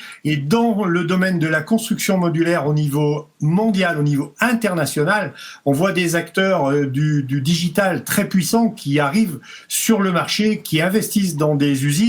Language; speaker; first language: French; native; French